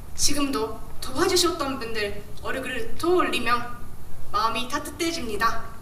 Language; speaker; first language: Korean; non-native, fluent; Japanese